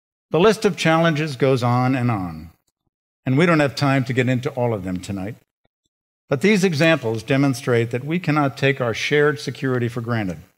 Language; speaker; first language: English; native; English